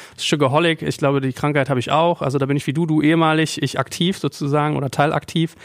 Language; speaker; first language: German; native; German